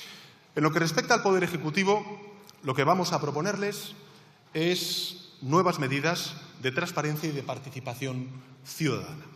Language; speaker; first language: Spanish; native; Spanish